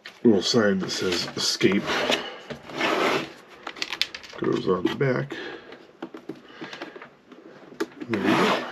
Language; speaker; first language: English; native; English